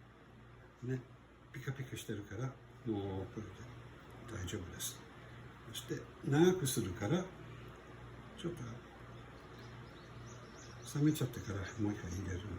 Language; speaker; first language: Japanese; non-native, learner; English